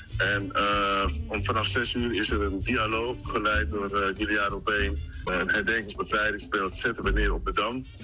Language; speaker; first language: Dutch; early bilingual, other home language; Haitian Creole